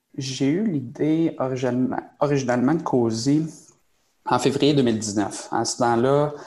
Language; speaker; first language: French; native; French